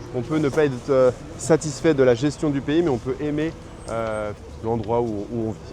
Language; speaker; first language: French; native; French